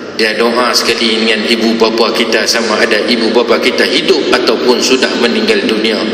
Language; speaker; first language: Malay; native; Malay